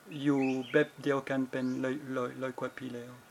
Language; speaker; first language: Thai; non-native, fluent; French